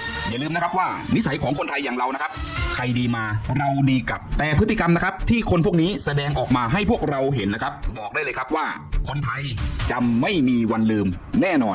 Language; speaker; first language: Thai; native; Thai